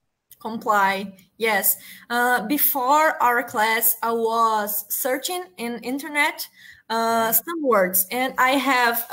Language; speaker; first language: English; non-native, learner; Portuguese